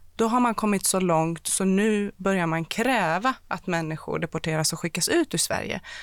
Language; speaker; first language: Swedish; early bilingual, other home language; Persian